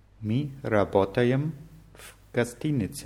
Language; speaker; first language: Russian; non-native, learner; German